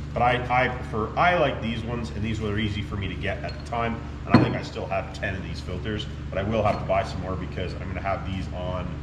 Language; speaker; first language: English; native; English